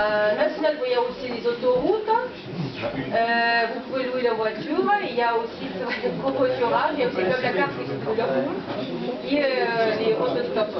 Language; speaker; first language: French; non-native, fluent; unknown